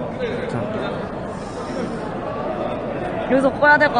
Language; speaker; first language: Korean; native; Korean